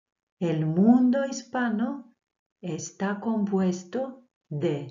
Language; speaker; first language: Spanish; non-native, fluent; Croatian